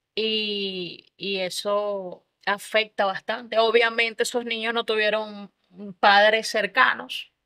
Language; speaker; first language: Spanish; native; Spanish